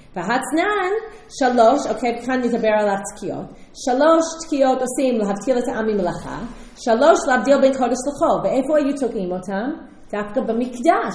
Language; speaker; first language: Hebrew; native; Hebrew